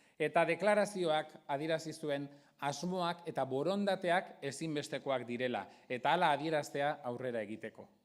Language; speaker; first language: Basque; non-native, local second language; Spanish